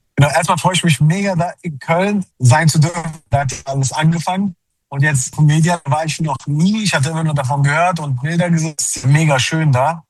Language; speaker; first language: German; early bilingual, other home language; Turkish